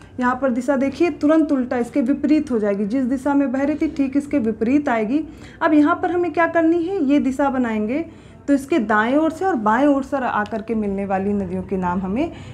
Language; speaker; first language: Hindi; native; Hindi